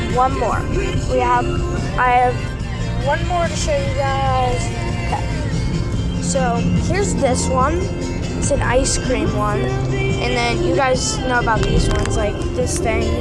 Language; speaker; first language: English; native; English